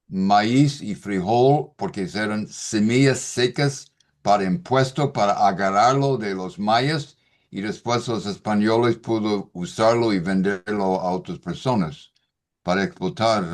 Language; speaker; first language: Spanish; non-native, fluent; English